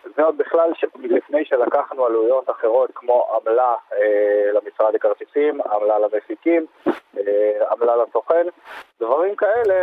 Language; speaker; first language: Hebrew; native; Hebrew